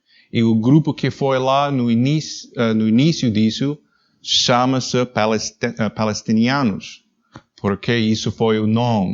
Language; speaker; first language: Portuguese; non-native, learner; English